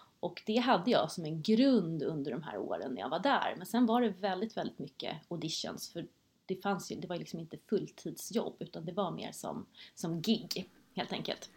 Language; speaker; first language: Swedish; native; Swedish